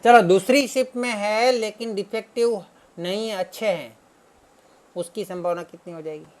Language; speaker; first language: Hindi; non-native, local second language; Gujarati